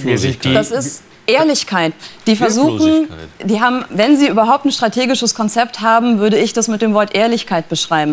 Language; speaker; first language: German; native; German